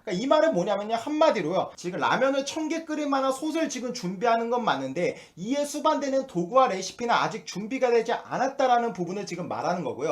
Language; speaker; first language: Korean; native; Korean